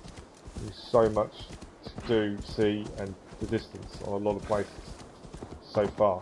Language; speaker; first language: English; native; English